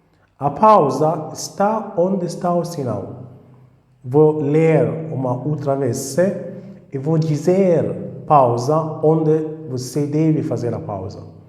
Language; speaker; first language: Portuguese; non-native, fluent; Arabic